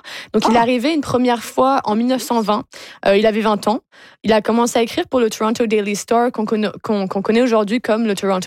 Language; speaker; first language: French; native; French